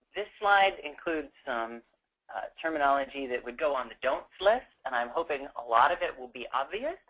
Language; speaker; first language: English; native; English